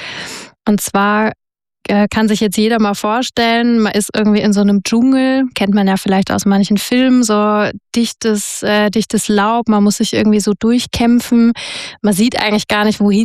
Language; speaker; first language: German; native; German